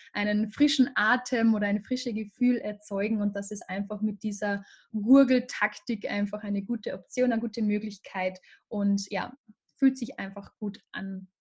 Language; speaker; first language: German; native; German